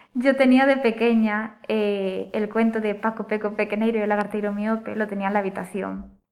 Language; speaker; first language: Spanish; native; Spanish